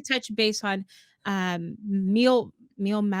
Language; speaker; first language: English; native; English